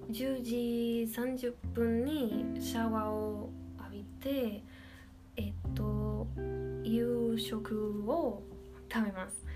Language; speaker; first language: Japanese; non-native, learner; Spanish